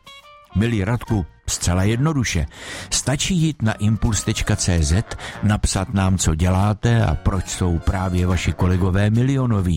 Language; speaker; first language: Czech; native; Czech